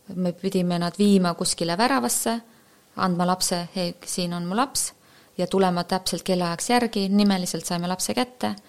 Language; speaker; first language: Estonian; native; Estonian